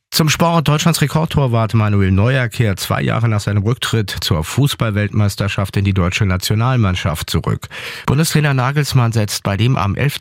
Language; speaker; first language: German; native; German